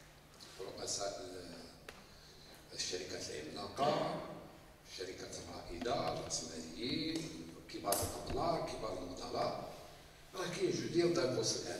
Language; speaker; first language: Arabic; native; Arabic